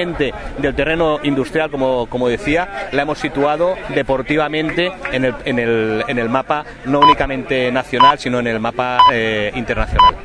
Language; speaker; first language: Spanish; native; Spanish